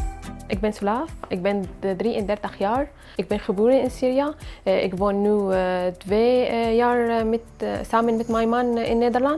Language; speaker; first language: Dutch; non-native, learner; Arabic